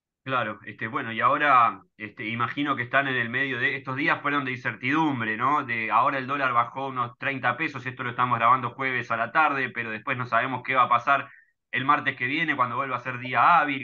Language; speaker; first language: Spanish; native; Spanish